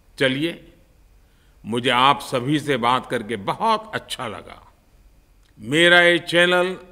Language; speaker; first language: Hindi; non-native, local second language; Gujarati